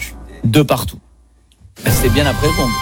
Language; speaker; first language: French; native; French